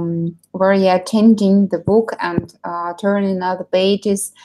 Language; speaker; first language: English; non-native, fluent; Russian